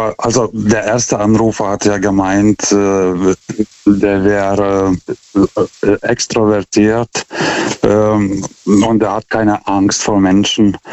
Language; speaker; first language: German; non-native, fluent; Lithuanian